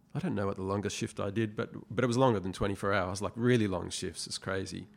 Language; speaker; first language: English; native; English